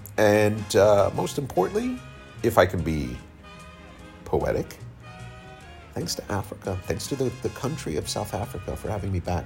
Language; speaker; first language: English; native; English